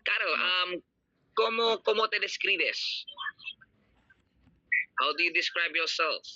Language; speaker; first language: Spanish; non-native, learner; Filipino